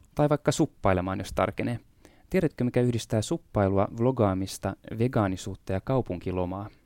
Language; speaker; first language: Finnish; native; Finnish